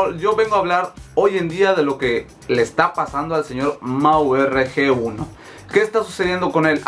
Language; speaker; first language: Spanish; native; Spanish